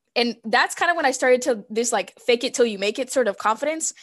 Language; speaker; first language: English; early bilingual, other home language; Spanish